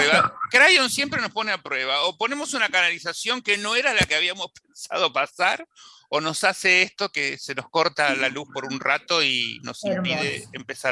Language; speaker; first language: Spanish; native; Spanish